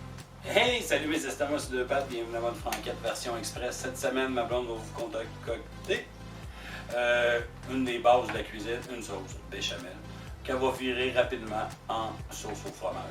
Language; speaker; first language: French; native; French